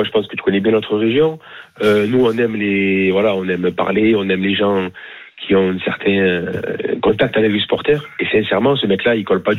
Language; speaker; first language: French; native; French